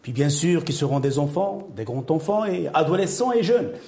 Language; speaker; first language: French; non-native, local second language; Arabic